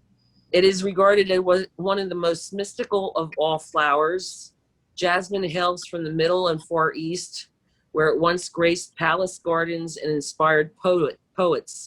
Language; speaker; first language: English; native; English